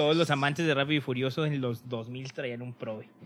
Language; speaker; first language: Spanish; native; Spanish